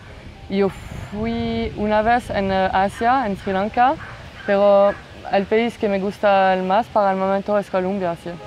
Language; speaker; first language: Spanish; non-native, learner; French